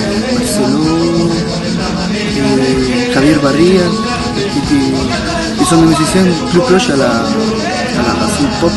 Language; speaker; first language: French; non-native, learner; Spanish